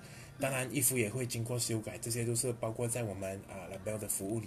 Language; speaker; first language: Chinese; native; Chinese